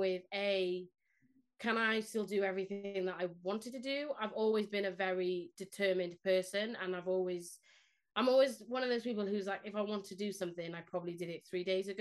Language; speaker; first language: English; non-native, local second language; Spanish